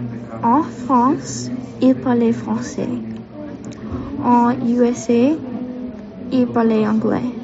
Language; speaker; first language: French; non-native, learner; English